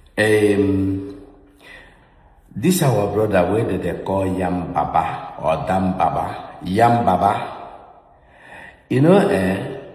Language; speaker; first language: Nigerian Pidgin; non-native, local second language; Igbo